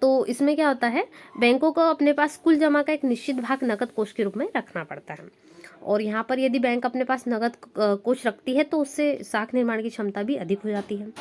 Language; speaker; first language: Hindi; native; Hindi